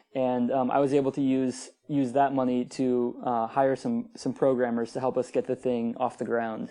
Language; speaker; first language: English; native; English